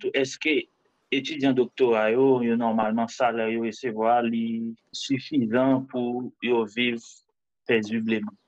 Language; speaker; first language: French; non-native, local second language; Haitian Creole